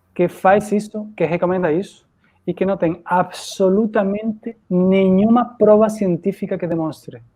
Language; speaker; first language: Portuguese; non-native, fluent; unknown